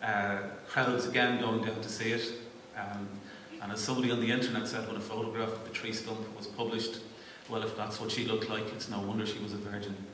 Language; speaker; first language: English; native; English